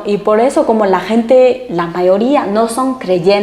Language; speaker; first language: Spanish; non-native, fluent; Chinese